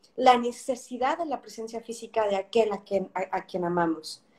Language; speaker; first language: Spanish; native; Spanish